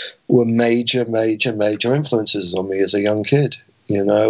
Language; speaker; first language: English; native; English